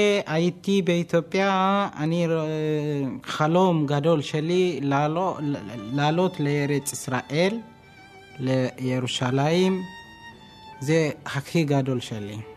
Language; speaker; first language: Hebrew; non-native, learner; Amharic